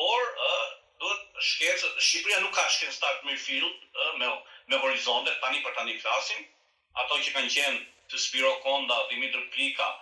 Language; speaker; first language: Albanian; native; Albanian